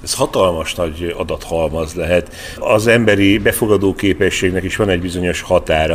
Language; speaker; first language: Hungarian; native; Hungarian